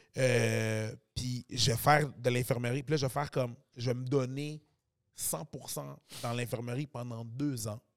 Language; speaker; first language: French; native; French